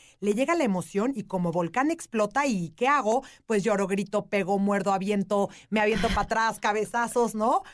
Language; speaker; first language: Spanish; native; Spanish